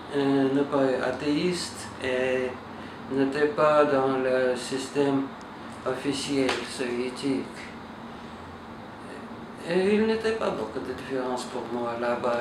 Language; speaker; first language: French; non-native, fluent; Russian